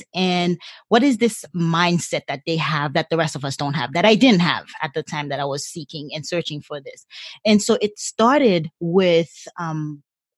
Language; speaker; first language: English; non-native, fluent; Haitian Creole